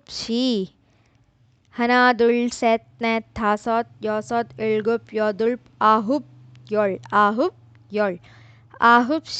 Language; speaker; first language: Korean; non-native, fluent; Urdu